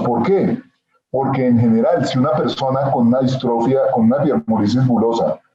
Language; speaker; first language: Spanish; native; Spanish